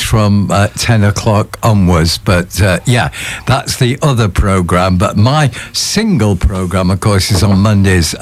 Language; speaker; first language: English; native; English